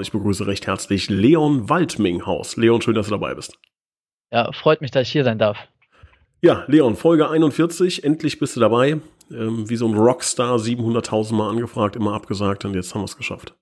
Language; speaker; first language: German; native; German